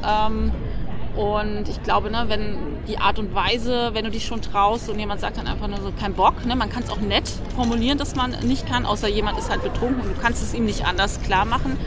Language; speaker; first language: German; native; German